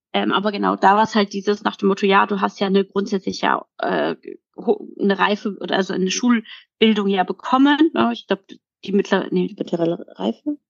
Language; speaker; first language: German; early bilingual, other home language; Polish